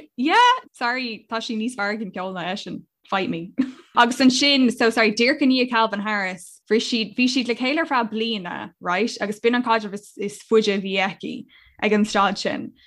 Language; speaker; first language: Irish; non-native, local second language; English